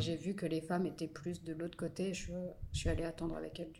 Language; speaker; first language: French; native; French